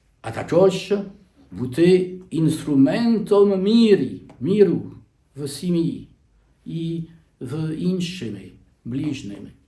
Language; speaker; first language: Ukrainian; non-native, learner; French